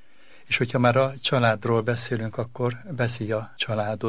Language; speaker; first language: Hungarian; native; Hungarian